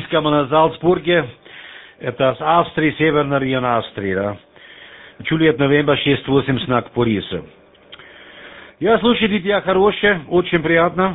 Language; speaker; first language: Russian; non-native, learner; German